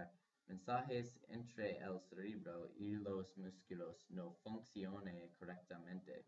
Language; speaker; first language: Spanish; non-native, learner; English